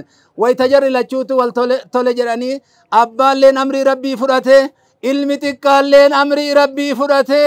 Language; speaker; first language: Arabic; non-native, fluent; Oromo